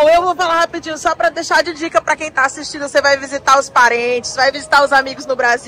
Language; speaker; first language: Portuguese; native; Portuguese